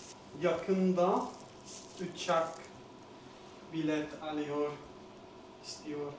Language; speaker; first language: Turkish; non-native, learner; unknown